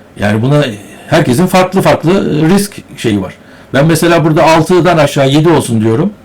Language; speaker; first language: Turkish; native; Turkish